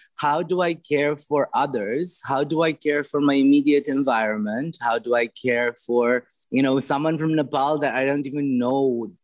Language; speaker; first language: English; non-native, fluent; Romanian